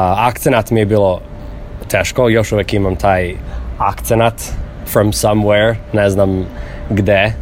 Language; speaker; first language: Serbian; non-native, fluent; English